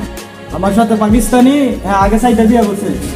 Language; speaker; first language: Hindi; non-native, learner; Bangla